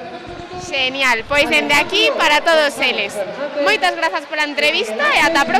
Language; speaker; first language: Galician; native; Galician